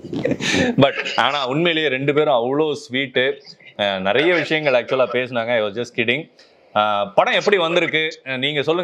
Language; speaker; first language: Tamil; native; Tamil